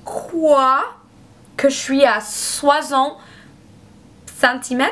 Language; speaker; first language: French; non-native, learner; English